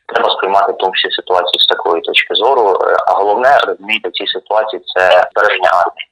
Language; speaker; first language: Ukrainian; native; Ukrainian